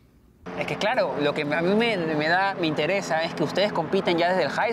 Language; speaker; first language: Spanish; native; Spanish